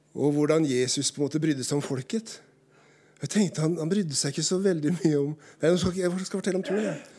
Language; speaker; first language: Norwegian; native; Norwegian